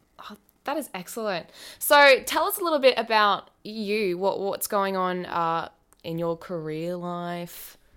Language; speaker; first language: English; native; English